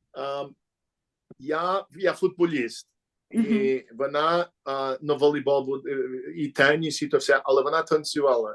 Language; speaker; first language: Ukrainian; early bilingual, heritage; Ukrainian